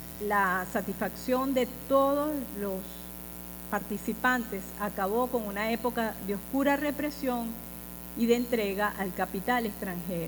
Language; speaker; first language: Spanish; native; Spanish